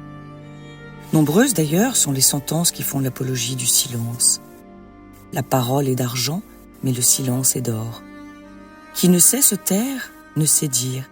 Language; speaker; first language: French; native; French